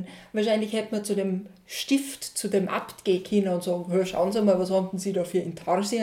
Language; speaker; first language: German; native; German